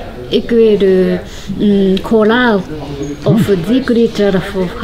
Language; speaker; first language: Dutch; non-native, learner; Japanese